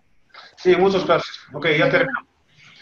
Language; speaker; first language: Spanish; non-native, fluent; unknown